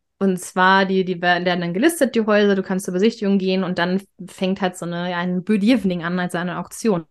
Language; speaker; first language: German; native; German